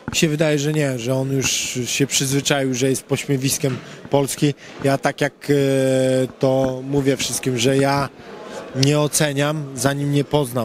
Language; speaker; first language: Polish; native; Polish